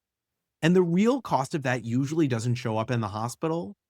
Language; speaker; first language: English; native; English